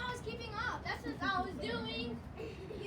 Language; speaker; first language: English; native; English